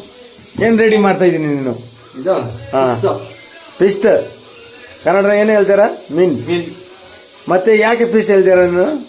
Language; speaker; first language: Kannada; non-native, learner; Nepali